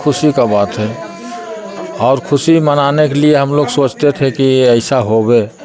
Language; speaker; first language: Hindi; non-native, local second language; Magahi